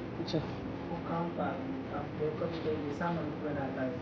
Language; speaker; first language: Hindi; non-native, local second language; Malayalam